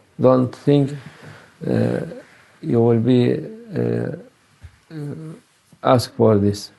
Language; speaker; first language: English; non-native, learner; Turkish